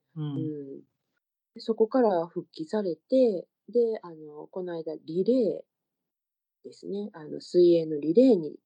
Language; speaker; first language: Japanese; native; Japanese